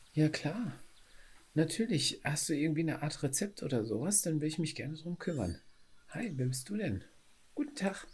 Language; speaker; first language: German; native; German